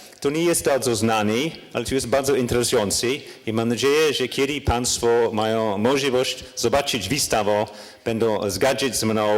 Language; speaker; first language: Polish; non-native, learner; English